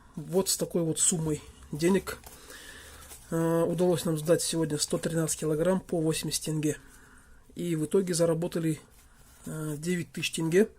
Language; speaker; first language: Russian; non-native, local second language; Kazakh